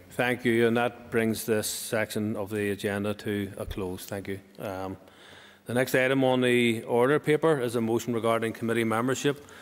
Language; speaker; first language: English; native; English